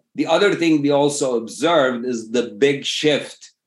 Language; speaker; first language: English; non-native, fluent; Turkish